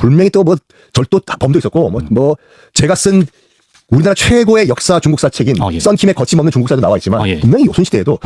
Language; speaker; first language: Korean; native; Korean